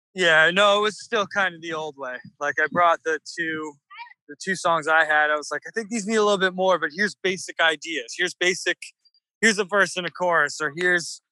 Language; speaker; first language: English; native; English